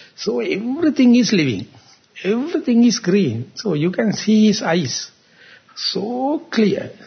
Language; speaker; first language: English; non-native, local second language; Sinhala